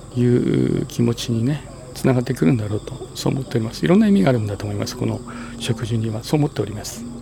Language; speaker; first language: Japanese; native; Japanese